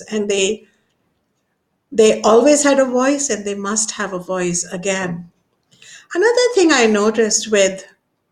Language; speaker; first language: English; non-native, local second language; Hindi